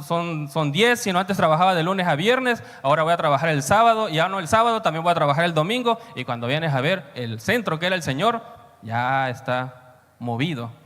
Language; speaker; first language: Spanish; native; Spanish